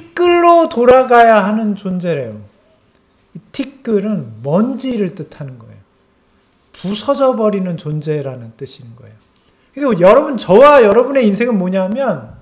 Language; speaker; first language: Korean; native; Korean